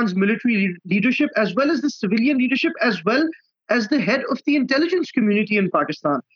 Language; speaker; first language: English; non-native, local second language; Urdu